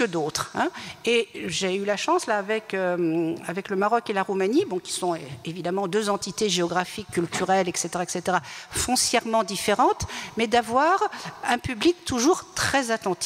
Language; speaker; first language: French; native; French